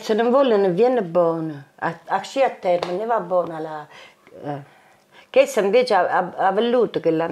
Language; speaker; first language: Italian; native; Italian